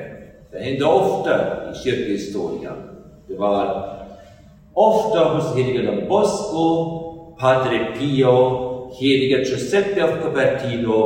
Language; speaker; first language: Swedish; non-native, fluent; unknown